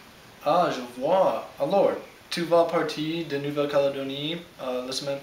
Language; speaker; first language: French; non-native, learner; English